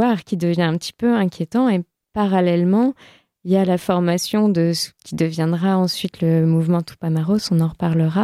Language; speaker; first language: French; native; French